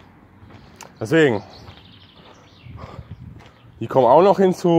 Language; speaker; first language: German; native; German